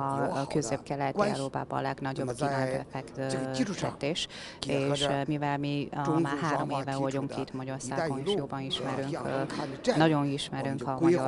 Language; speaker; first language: Hungarian; non-native, learner; Chinese